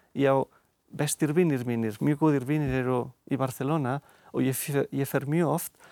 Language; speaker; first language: Icelandic; non-native, fluent; Catalan